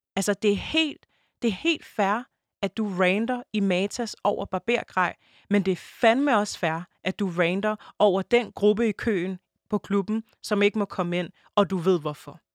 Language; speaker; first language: Danish; early bilingual, other home language; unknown